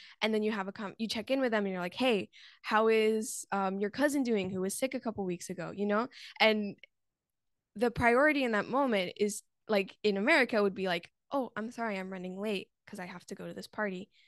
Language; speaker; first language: English; native; English